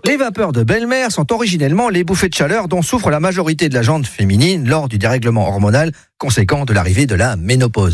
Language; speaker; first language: French; native; French